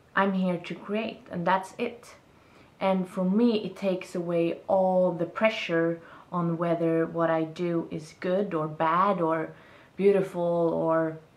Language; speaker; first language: English; non-native, fluent; Swedish